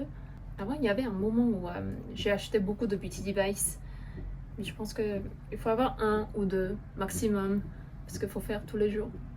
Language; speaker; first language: French; non-native, fluent; Korean